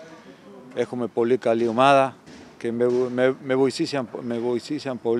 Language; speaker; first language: Greek; non-native, fluent; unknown